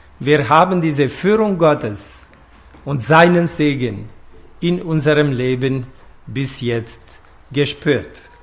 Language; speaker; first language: German; non-native, fluent; Romanian